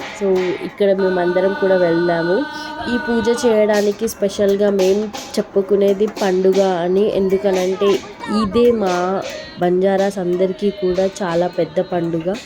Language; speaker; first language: Telugu; non-native, local second language; Lambadi